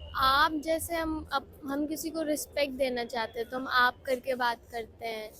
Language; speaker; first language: Hindi; native; Hindi